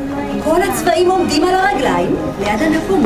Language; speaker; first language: Hebrew; native; Hebrew